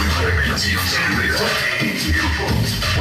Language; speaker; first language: Spanish; native; Spanish